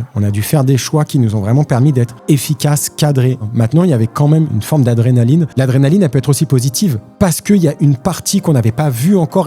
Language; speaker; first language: French; native; French